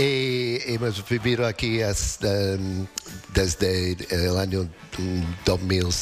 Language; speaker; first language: Spanish; non-native, learner; English